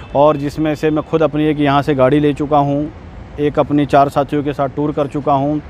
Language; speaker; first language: Hindi; native; Hindi